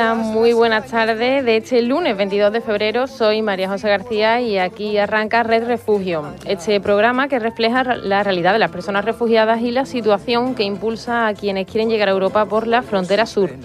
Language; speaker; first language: Spanish; native; Spanish